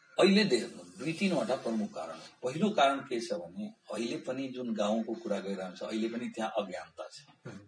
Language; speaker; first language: Nepali; non-native, local second language; Bhojpuri